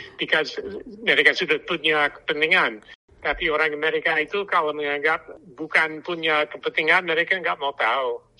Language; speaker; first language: Indonesian; non-native, fluent; English